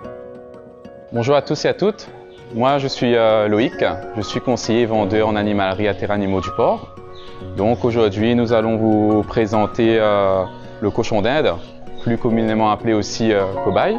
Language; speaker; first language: French; native; French